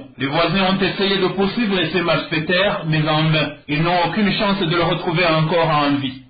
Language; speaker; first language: French; non-native, local second language; Rundi